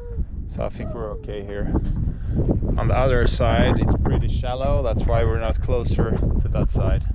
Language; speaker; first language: English; non-native, fluent; Swedish